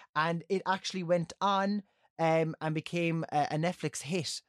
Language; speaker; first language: English; native; English